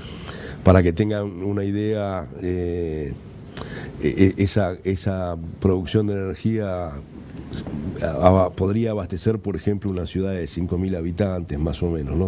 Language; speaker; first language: Spanish; native; Spanish